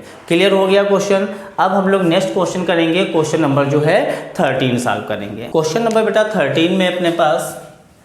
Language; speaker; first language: Hindi; native; Hindi